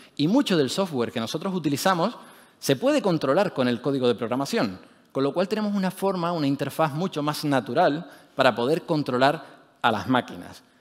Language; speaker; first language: Spanish; native; Spanish